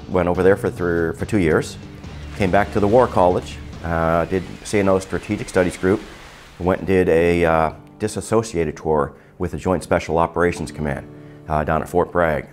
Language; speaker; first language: English; native; English